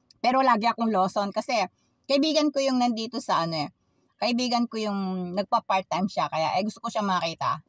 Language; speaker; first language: Filipino; native; Filipino